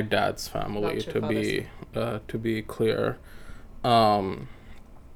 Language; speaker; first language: English; native; English